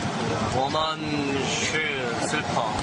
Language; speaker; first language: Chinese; non-native, learner; Korean